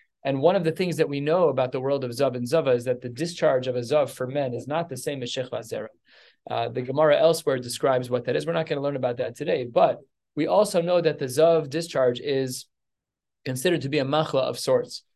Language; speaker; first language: English; native; English